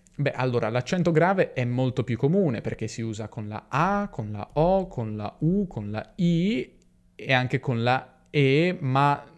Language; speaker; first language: Italian; native; Italian